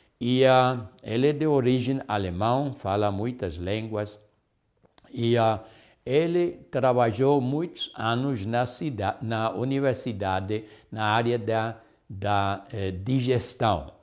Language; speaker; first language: Portuguese; non-native, fluent; Spanish